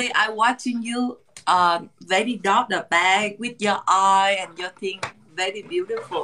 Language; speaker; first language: English; non-native, learner; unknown